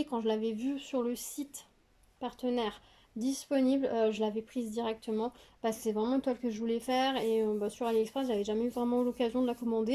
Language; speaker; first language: French; native; French